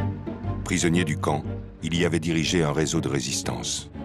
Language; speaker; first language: French; native; French